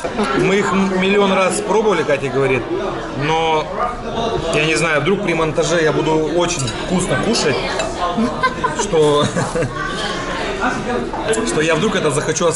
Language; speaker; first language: Russian; native; Russian